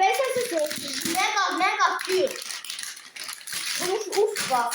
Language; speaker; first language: German; early bilingual, other home language; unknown